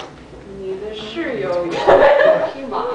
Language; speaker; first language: Chinese; non-native, learner; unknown